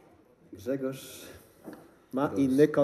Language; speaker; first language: Polish; native; Polish